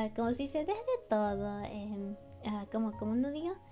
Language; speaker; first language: Spanish; non-native, learner; English